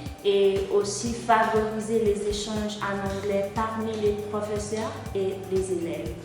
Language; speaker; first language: French; non-native, fluent; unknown